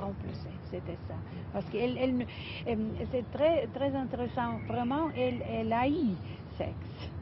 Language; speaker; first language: French; non-native, fluent; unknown